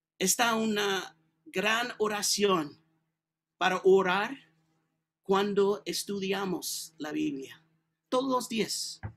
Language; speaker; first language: Spanish; non-native, learner; English